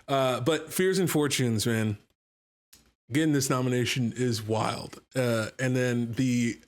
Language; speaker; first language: English; native; English